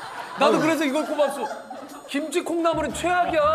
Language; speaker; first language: Korean; native; Korean